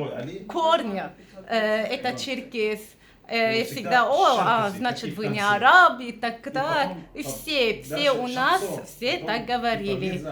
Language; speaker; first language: Russian; non-native, fluent; Arabic